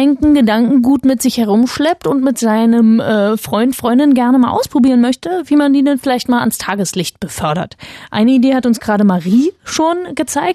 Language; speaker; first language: German; native; German